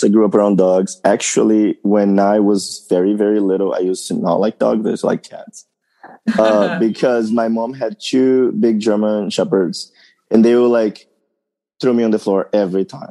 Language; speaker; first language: English; non-native, fluent; Portuguese